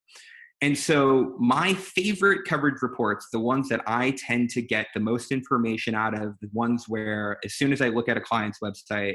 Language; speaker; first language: English; native; English